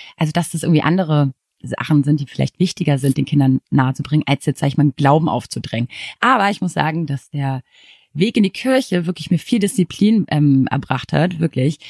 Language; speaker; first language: German; native; German